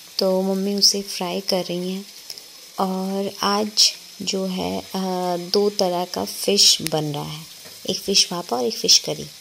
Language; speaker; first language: Hindi; non-native, local second language; Bangla